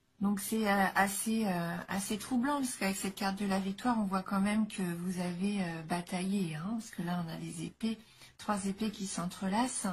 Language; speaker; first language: French; native; French